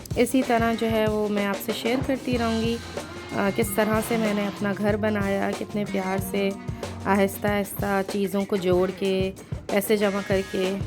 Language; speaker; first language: Urdu; native; Urdu